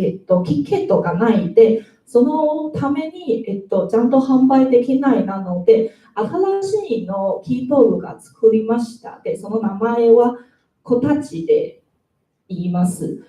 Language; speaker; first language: Japanese; non-native, learner; Chinese